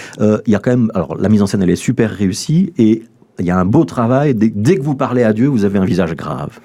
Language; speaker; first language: French; native; French